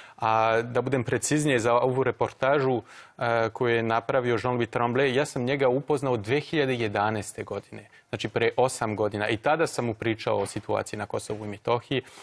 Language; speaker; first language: Croatian; non-native, fluent; French